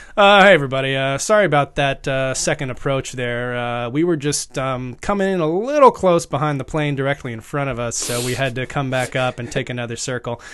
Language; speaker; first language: English; native; English